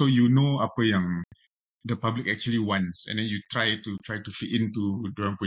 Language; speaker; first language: English; non-native, local second language; Malay